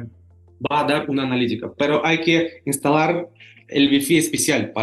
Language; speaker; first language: Spanish; non-native, fluent; Russian